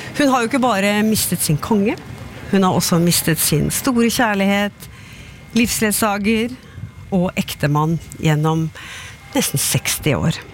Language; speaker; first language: Norwegian; native; Norwegian